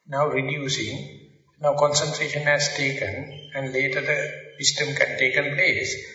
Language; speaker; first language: English; non-native, local second language; Sinhala